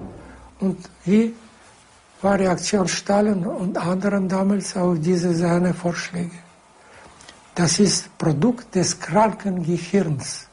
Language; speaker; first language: German; non-native, fluent; Russian